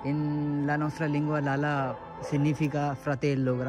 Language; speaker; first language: Italian; non-native, learner; Urdu